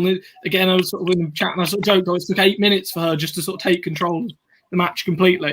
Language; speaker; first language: English; native; English